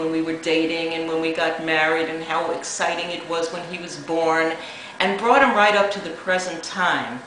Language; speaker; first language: English; native; English